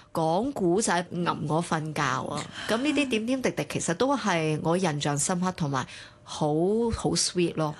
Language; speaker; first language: Cantonese; early bilingual, other home language; Chinese